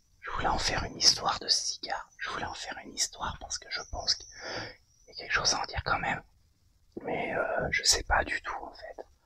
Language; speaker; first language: French; native; French